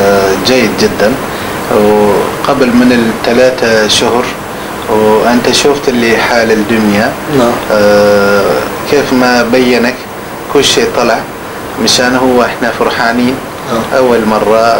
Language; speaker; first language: Arabic; non-native, learner; Turkish